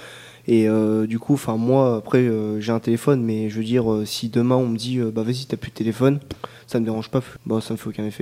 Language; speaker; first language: French; native; French